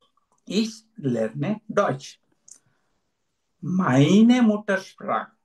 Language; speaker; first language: German; non-native, fluent; Telugu